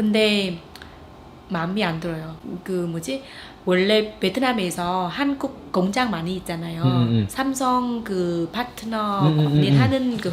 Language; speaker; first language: Korean; non-native, fluent; Vietnamese